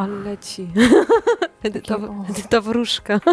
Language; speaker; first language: Polish; native; Polish